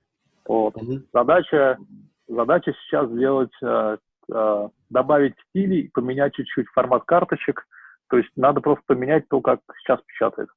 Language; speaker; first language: Russian; native; Russian